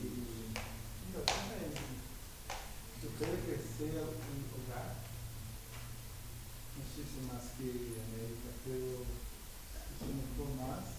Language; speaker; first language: Spanish; non-native, learner; Portuguese